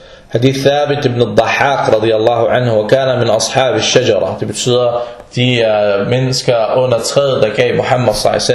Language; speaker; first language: Danish; non-native, fluent; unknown